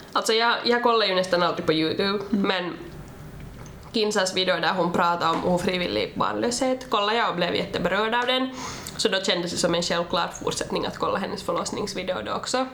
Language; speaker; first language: Swedish; native; Swedish